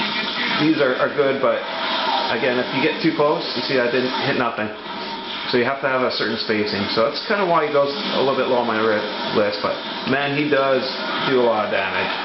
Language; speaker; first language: English; native; English